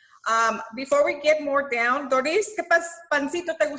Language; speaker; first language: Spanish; early bilingual, heritage; Spanish